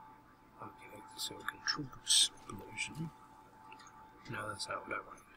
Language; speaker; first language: English; native; English